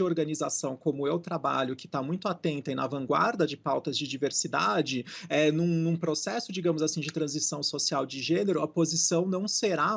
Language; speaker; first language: Portuguese; native; Portuguese